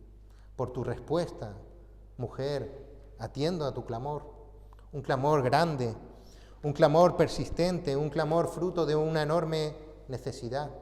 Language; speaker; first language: Spanish; native; Spanish